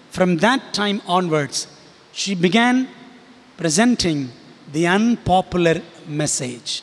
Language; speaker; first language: English; non-native, local second language; Tamil